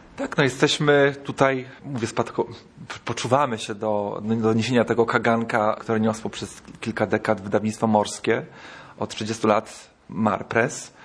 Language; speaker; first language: Polish; native; Polish